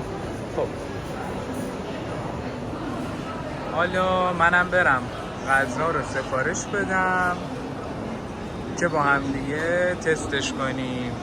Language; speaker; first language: Persian; native; Persian